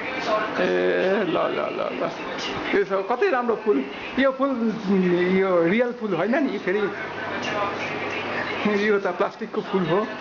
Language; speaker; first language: Nepali; non-native, local second language; Bangla